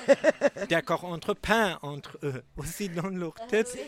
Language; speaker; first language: French; non-native, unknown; Persian